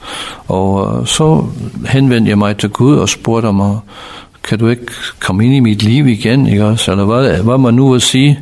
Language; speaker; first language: Danish; non-native, fluent; English